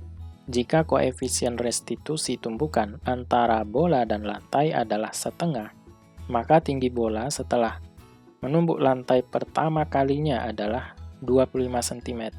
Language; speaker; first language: Indonesian; native; Indonesian